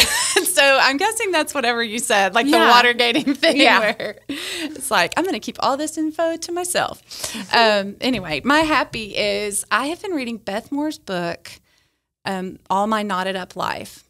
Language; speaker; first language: English; native; English